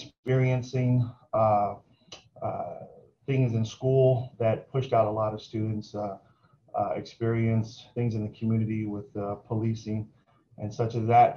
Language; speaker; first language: English; native; English